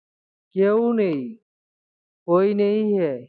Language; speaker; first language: Hindi; non-native, learner; Bangla